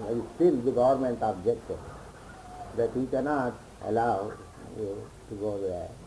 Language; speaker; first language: English; non-native, local second language; Hindi